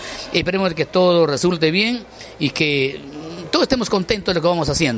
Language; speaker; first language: Spanish; native; Spanish